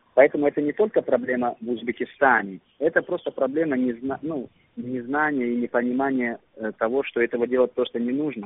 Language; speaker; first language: Russian; non-native, local second language; Uzbek